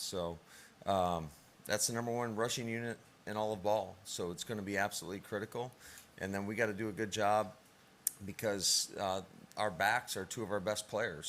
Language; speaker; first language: English; native; English